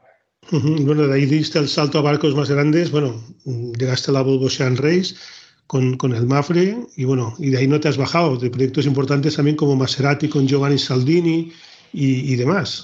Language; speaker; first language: Spanish; native; Spanish